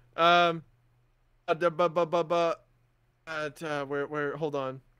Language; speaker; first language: English; native; English